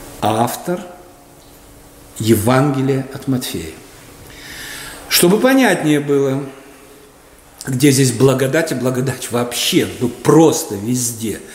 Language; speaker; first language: Russian; native; Russian